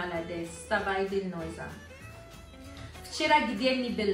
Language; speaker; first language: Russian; non-native, learner; Filipino